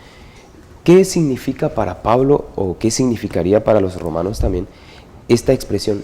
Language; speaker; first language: Spanish; native; Spanish